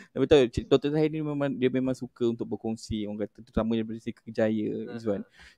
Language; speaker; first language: Malay; native; Malay